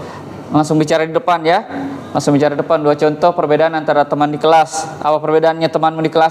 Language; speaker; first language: Indonesian; native; Indonesian